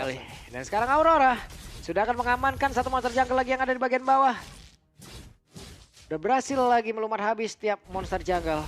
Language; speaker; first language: Indonesian; native; Indonesian